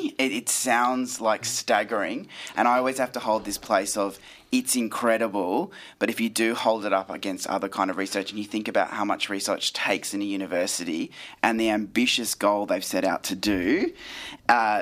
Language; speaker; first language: English; native; English